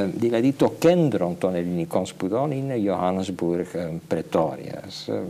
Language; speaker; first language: Greek; non-native, fluent; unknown